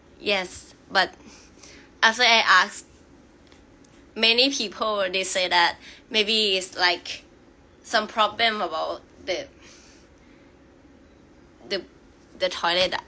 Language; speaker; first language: English; non-native, learner; Thai